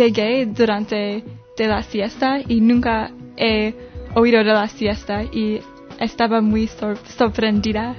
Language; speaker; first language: Spanish; non-native, learner; English